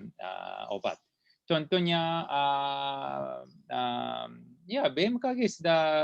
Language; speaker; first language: Indonesian; non-native, learner; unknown